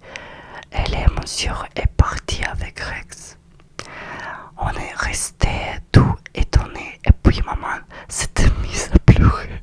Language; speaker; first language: French; non-native, learner; Russian